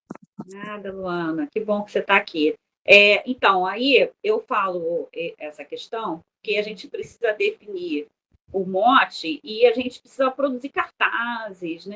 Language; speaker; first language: Portuguese; native; Portuguese